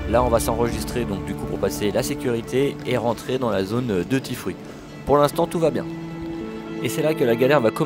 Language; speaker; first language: French; native; French